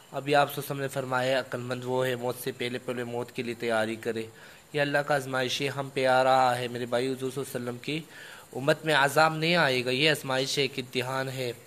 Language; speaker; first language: Urdu; non-native, local second language; Pashto